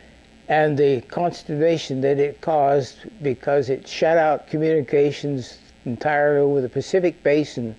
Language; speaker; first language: English; native; English